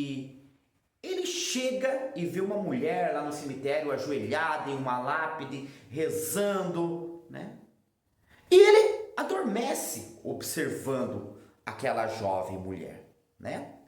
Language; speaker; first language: Portuguese; native; Portuguese